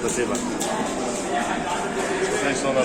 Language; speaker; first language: Russian; non-native, learner; Arabic